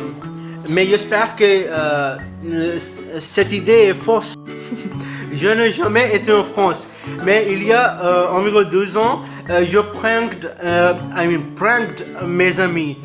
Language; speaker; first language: French; non-native, learner; Urdu